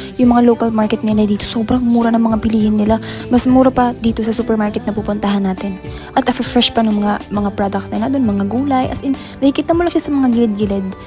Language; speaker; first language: Filipino; native; Filipino